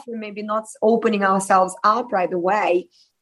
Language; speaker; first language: English; non-native, fluent; Russian